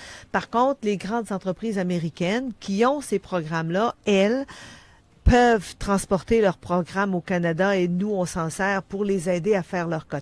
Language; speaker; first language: French; native; French